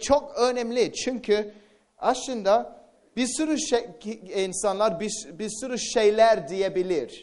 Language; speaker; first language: Turkish; non-native, fluent; English